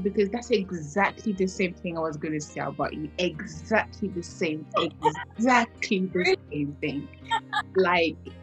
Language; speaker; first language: English; non-native, fluent; French